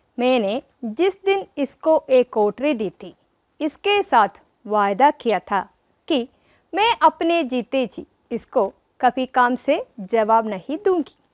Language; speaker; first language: Hindi; non-native, local second language; Malayalam